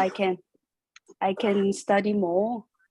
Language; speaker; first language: English; non-native, learner; Korean